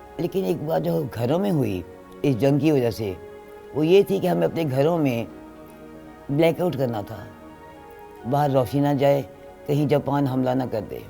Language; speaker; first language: Urdu; native; Urdu